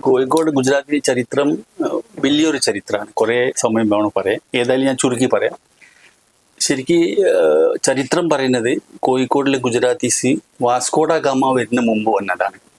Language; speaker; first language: Malayalam; non-native, local second language; Gujarati